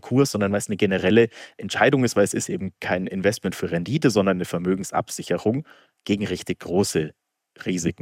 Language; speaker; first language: German; native; German